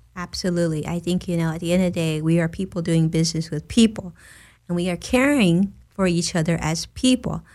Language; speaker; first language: English; native; English